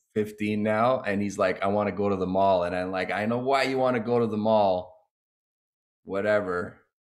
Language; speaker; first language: English; early bilingual, other home language; Italian